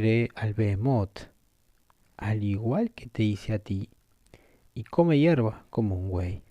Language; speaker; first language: Spanish; native; Spanish